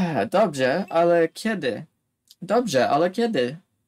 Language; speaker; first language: Polish; non-native, learner; English